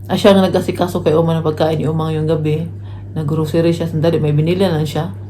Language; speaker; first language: Filipino; non-native, local second language; Cebuano